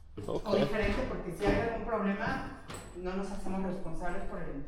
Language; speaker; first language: Spanish; native; Spanish